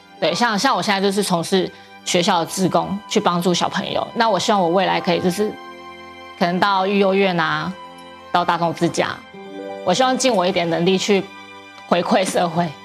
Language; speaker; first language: Chinese; native; Chinese